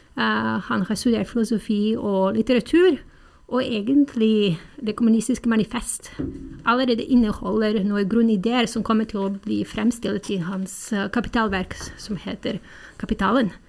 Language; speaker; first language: Norwegian; non-native, fluent; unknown